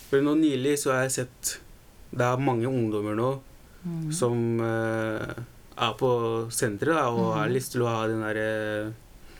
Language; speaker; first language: Norwegian; early bilingual, other home language; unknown